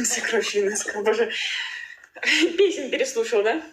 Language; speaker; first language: Russian; non-native, learner; Uzbek